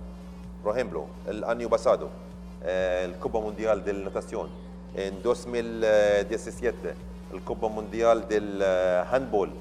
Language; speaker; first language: Spanish; non-native, learner; Arabic